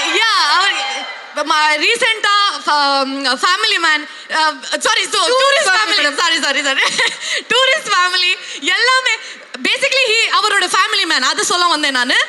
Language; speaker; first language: Tamil; non-native, learner; Kannada